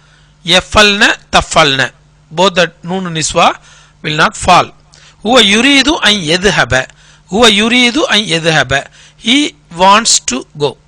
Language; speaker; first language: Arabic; non-native, fluent; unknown